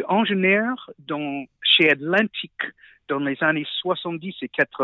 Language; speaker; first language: French; non-native, fluent; English